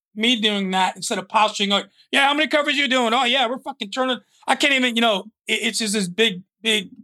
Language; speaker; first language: English; native; English